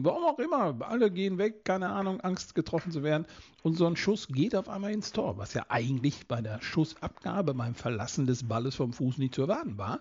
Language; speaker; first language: German; native; German